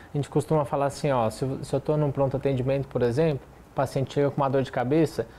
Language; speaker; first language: Portuguese; native; Portuguese